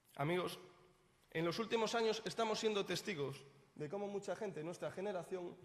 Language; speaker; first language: Spanish; native; Spanish